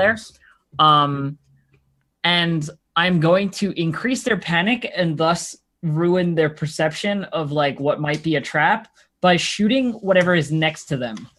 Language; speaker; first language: English; native; English